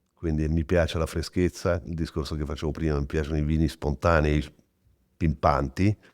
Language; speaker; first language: Italian; early bilingual, heritage; Italian